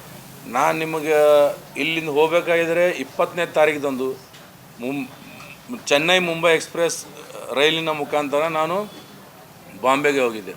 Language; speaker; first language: Kannada; native; Kannada